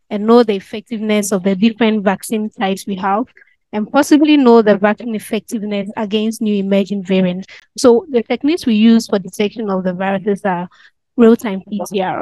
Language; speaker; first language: English; non-native, local second language; Akan